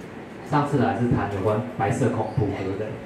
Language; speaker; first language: Chinese; native; Chinese